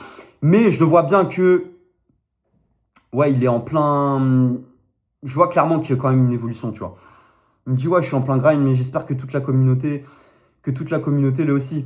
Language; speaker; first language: French; native; French